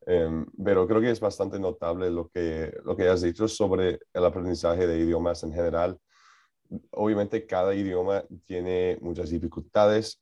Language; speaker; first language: Spanish; non-native, learner; English